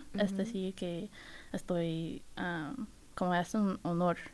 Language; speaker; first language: Spanish; non-native, fluent; English